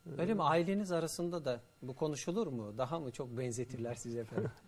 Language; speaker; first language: Turkish; native; Turkish